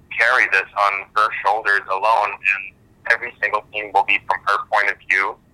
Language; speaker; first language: English; early bilingual, other home language; German